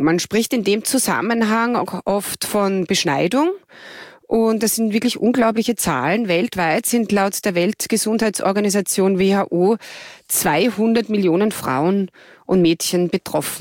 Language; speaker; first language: German; native; German